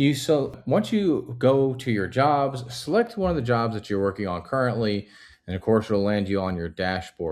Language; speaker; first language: English; native; English